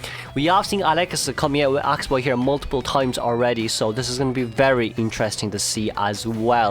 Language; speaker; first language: English; non-native, fluent; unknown